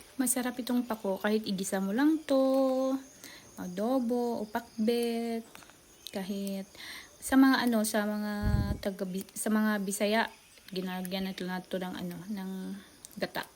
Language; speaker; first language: Filipino; non-native, local second language; Iloko